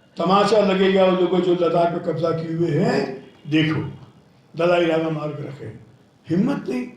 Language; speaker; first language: Hindi; non-native, local second language; Telugu